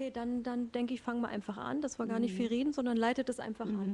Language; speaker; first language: German; native; German